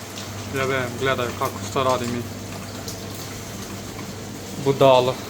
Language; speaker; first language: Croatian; non-native, learner; Nepali